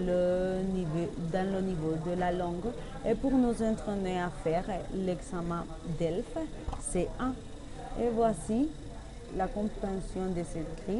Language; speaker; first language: French; non-native, learner; Spanish